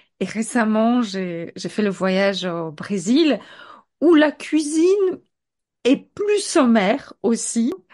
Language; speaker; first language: French; non-native, fluent; Polish